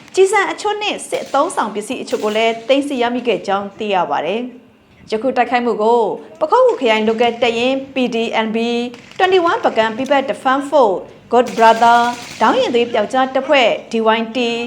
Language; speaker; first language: Burmese; native; Burmese